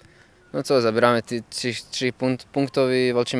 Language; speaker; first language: Polish; non-native, learner; Croatian